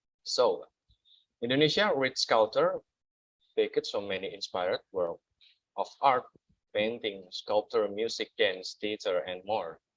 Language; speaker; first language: English; non-native, learner; Indonesian